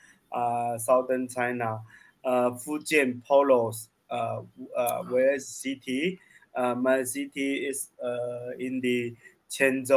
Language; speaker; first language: English; non-native, learner; Chinese